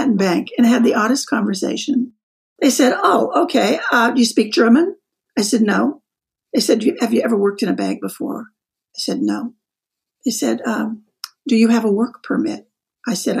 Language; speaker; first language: English; native; English